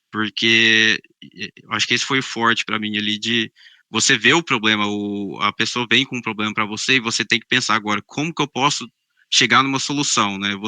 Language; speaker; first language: Portuguese; native; Portuguese